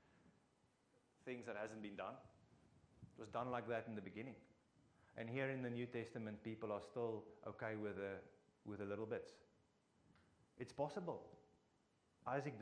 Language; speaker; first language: English; non-native, local second language; Afrikaans